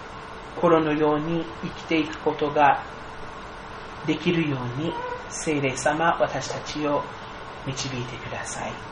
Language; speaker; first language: Japanese; non-native, fluent; English